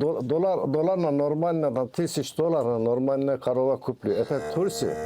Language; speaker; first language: Russian; non-native, learner; Turkish